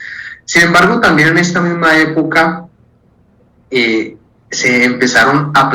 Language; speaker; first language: Spanish; native; Spanish